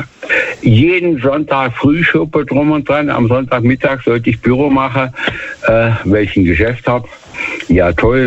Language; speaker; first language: German; native; German